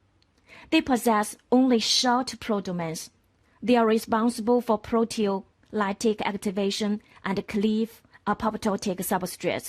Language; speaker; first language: English; non-native, fluent; Chinese